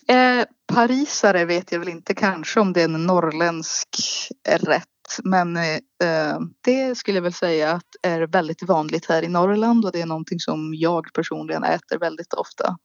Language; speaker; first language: Swedish; native; Swedish